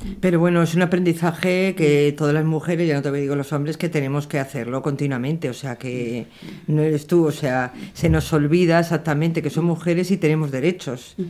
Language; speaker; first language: Spanish; native; Spanish